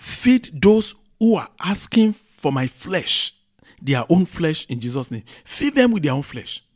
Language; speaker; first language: English; non-native, local second language; Yoruba